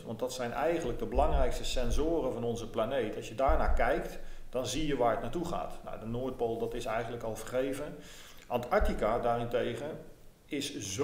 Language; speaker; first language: Dutch; native; Dutch